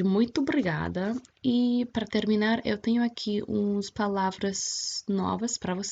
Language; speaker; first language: Portuguese; non-native, fluent; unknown